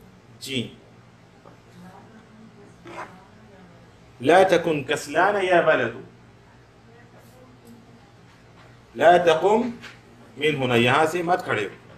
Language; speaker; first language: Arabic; non-native, fluent; Urdu